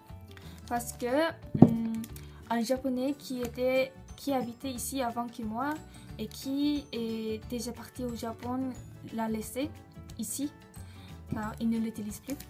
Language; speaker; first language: French; non-native, learner; Japanese